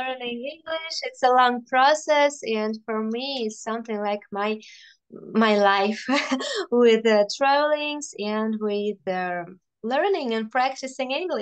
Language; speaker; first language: English; non-native, fluent; Russian